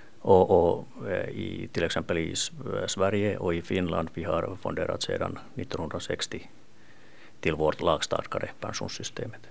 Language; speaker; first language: Swedish; non-native, local second language; Finnish